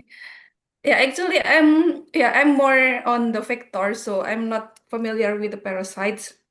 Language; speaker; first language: English; non-native, fluent; Indonesian